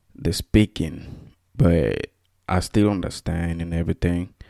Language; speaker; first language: English; non-native, fluent; Spanish